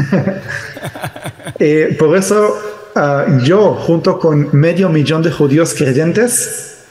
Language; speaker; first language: Spanish; early bilingual, heritage; Hebrew